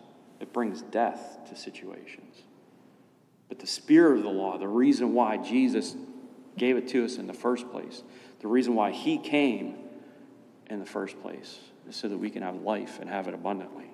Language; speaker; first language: English; native; English